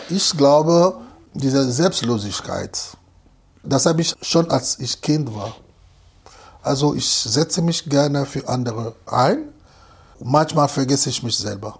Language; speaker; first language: German; non-native, fluent; Lingala